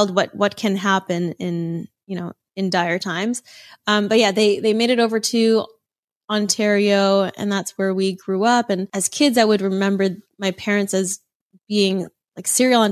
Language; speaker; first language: English; native; English